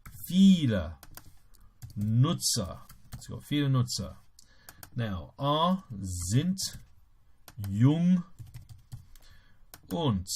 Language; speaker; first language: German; non-native, fluent; English